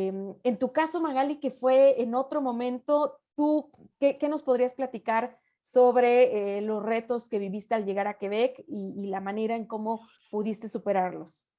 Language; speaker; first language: Spanish; native; Spanish